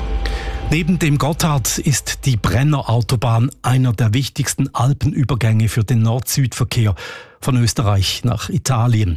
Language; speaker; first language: German; native; German